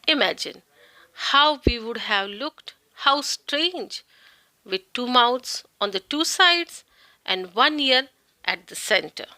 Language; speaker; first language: English; non-native, local second language; Marathi